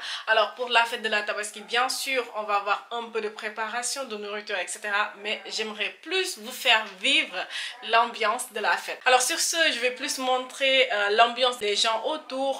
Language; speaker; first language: French; non-native, local second language; Wolof